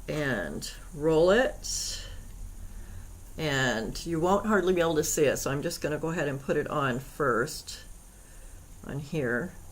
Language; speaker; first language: English; native; English